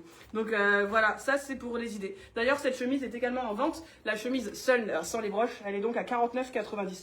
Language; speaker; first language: French; native; French